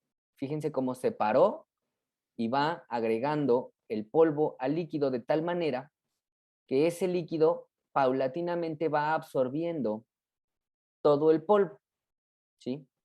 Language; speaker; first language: Spanish; native; Spanish